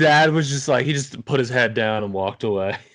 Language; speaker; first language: English; native; English